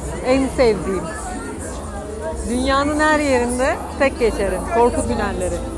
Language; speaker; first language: Turkish; native; Turkish